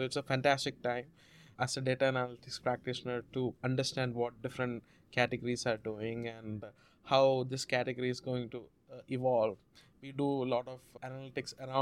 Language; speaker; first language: English; non-native, local second language; Malayalam